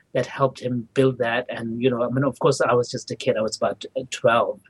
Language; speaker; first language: English; non-native, local second language; Tibetan